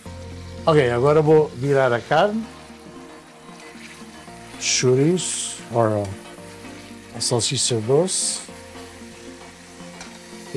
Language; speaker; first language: Portuguese; early bilingual, heritage; Portuguese